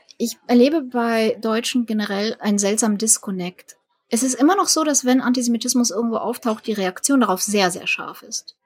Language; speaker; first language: German; early bilingual, other home language; Russian